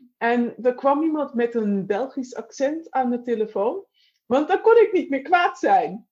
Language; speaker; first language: Dutch; native; Dutch